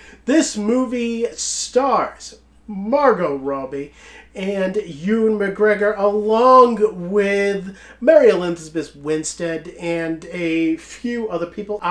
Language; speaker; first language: English; native; English